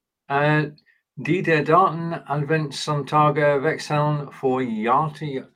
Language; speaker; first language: German; non-native, learner; English